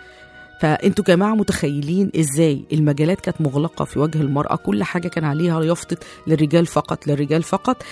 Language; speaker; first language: Arabic; native; Arabic